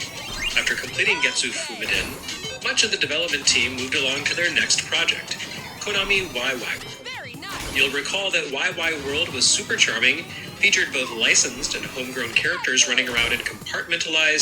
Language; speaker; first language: English; native; English